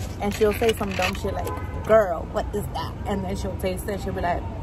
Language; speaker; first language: English; early bilingual, other home language; Spanish